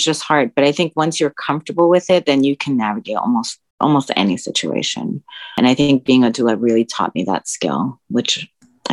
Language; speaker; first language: English; early bilingual, other home language; Spanish